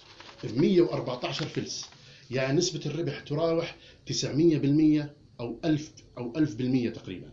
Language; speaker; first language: Arabic; native; Arabic